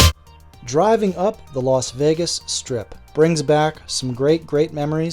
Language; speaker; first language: English; native; English